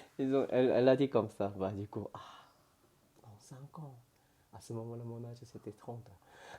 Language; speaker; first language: French; non-native, learner; Korean